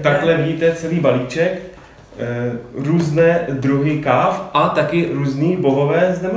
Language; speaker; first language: Czech; native; Czech